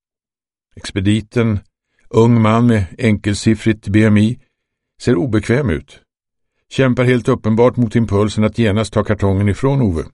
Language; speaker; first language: Swedish; native; Swedish